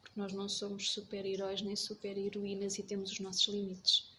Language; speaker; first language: Portuguese; native; Portuguese